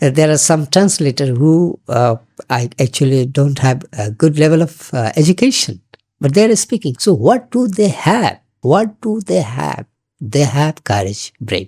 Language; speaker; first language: English; non-native, local second language; Bangla